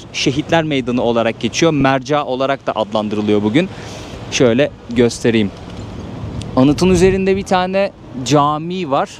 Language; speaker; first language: Turkish; native; Turkish